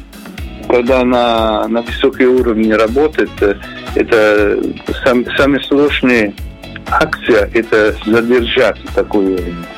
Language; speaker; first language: Russian; non-native, learner; Italian